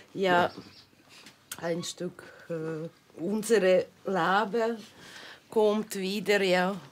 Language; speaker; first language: German; non-native, learner; Ukrainian